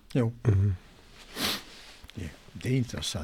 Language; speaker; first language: Danish; non-native, fluent; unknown